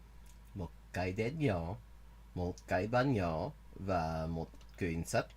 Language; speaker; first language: Vietnamese; non-native, learner; English